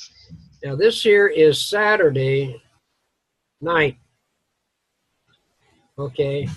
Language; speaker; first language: English; non-native, fluent; Spanish